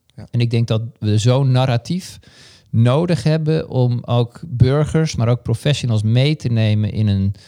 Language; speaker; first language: Dutch; native; Dutch